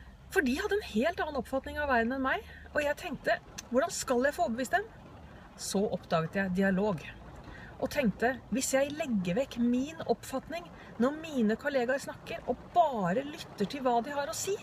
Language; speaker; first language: Norwegian; native; Norwegian